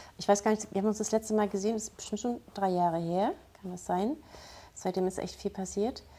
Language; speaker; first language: German; native; German